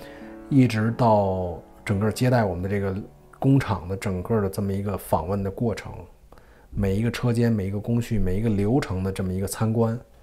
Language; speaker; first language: Chinese; native; Chinese